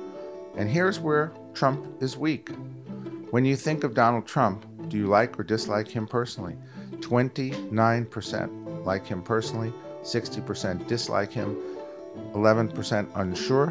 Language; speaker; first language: English; native; English